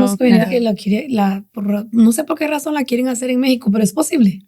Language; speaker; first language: Spanish; native; Spanish